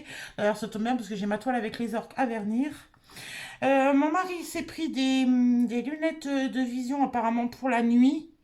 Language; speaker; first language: French; native; French